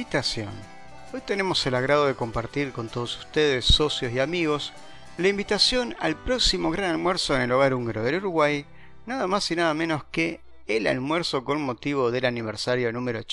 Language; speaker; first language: Spanish; native; Spanish